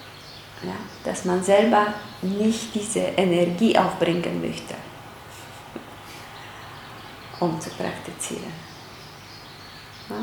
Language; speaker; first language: German; non-native, fluent; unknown